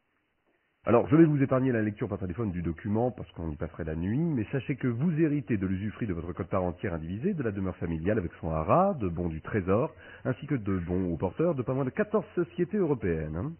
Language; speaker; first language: French; native; French